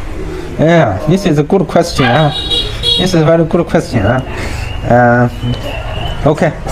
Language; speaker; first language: English; non-native, learner; Chinese